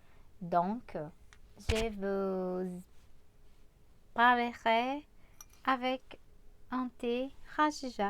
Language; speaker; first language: French; non-native, fluent; Portuguese